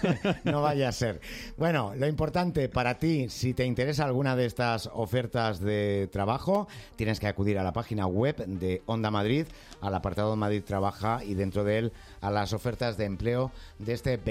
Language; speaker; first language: Spanish; native; Spanish